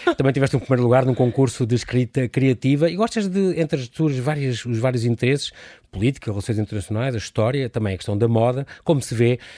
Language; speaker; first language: Portuguese; native; Portuguese